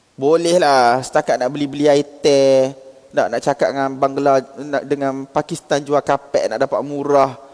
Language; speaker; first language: Malay; native; Malay